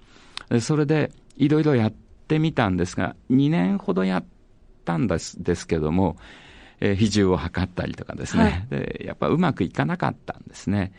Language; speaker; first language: Japanese; native; Japanese